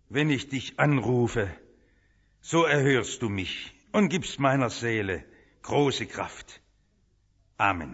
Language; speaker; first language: German; native; German